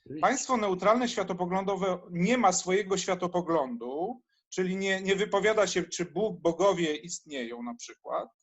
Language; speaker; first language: Polish; native; Polish